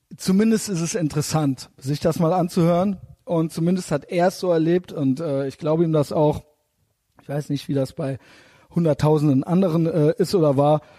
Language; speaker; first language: German; native; German